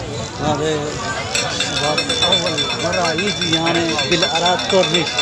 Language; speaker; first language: Arabic; non-native, learner; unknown